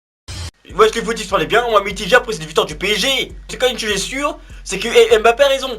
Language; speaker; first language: French; native; French